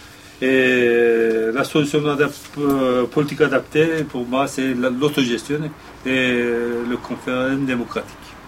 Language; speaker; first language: French; non-native, fluent; Kurdish